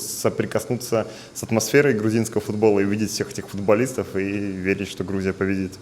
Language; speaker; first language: Russian; native; Russian